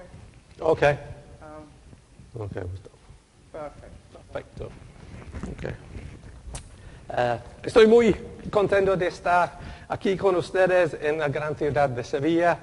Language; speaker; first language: Spanish; non-native, learner; English